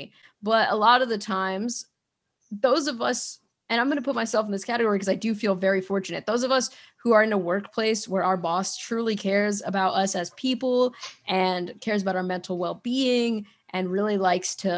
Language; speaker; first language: English; native; English